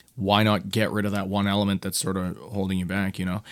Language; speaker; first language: English; native; English